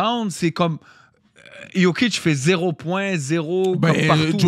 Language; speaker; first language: French; native; French